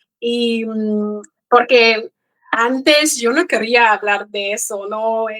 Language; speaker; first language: Spanish; non-native, fluent; Kikuyu